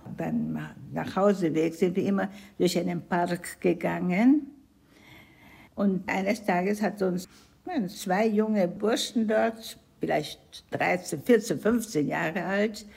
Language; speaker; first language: German; native; German